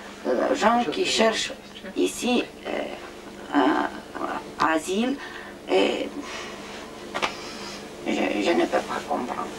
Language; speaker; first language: French; non-native, learner; Romanian